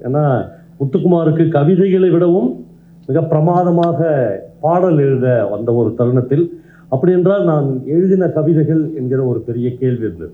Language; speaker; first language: Tamil; native; Tamil